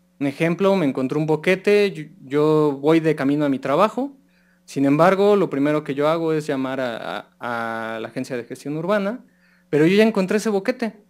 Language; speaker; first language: Spanish; native; Spanish